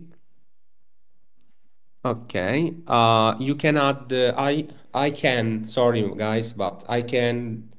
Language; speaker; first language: English; non-native, learner; Italian